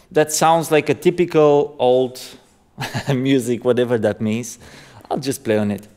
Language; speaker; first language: English; non-native, fluent; Bulgarian